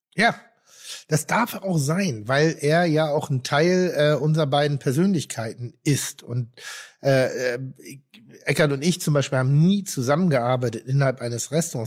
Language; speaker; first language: German; native; German